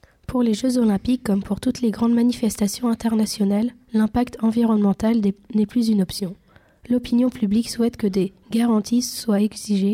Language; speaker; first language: French; native; French